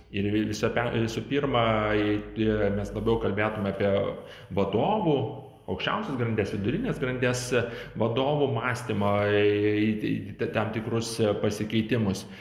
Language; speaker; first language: Lithuanian; native; Lithuanian